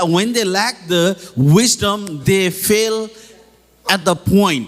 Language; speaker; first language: English; non-native, local second language; Nepali